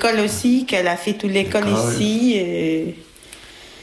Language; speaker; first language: French; non-native, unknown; Albanian